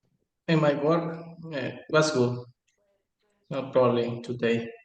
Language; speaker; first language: English; non-native, learner; Spanish